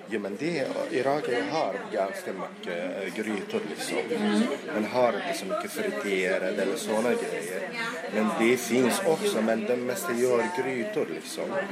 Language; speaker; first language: Swedish; non-native, local second language; Arabic